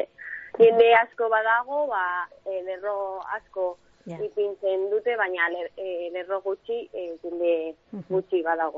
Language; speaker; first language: Basque; non-native, local second language; Spanish